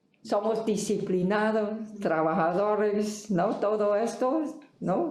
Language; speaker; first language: Spanish; non-native, fluent; Chinese